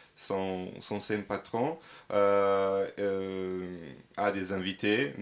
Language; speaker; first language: French; non-native, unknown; Serbian